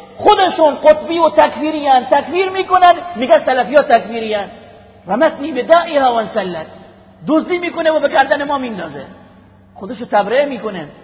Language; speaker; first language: Persian; native; Persian